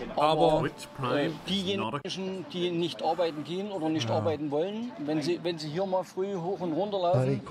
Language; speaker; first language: German; non-native, fluent; Arabic